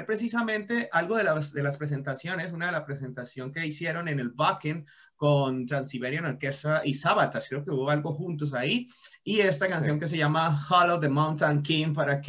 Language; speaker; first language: Spanish; native; Spanish